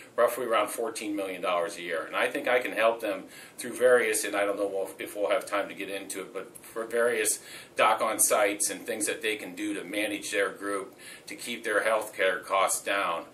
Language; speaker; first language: English; native; English